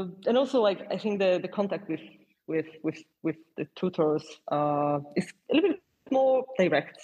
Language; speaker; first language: English; non-native, fluent; Polish